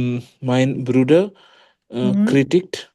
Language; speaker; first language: German; non-native, learner; Hindi